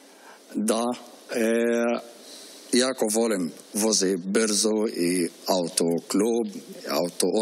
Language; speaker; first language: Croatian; non-native, learner; Arabic